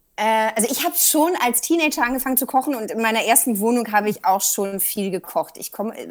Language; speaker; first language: German; native; German